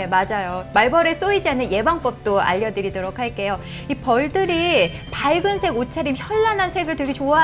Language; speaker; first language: Korean; native; Korean